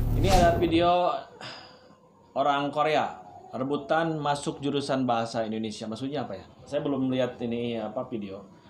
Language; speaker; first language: Indonesian; native; Indonesian